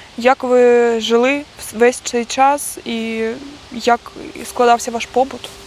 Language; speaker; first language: Ukrainian; native; Ukrainian